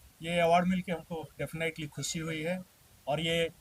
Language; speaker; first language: Hindi; native; Hindi